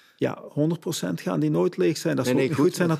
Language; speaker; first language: Dutch; native; Dutch